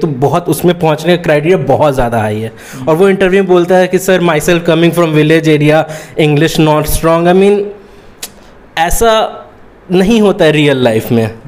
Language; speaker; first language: Hindi; native; Hindi